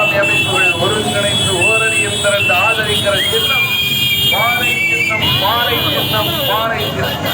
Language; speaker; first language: Tamil; native; Tamil